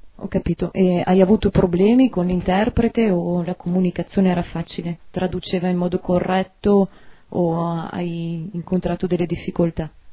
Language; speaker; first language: Italian; native; Italian